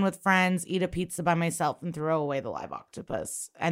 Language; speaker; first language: English; early bilingual, other home language; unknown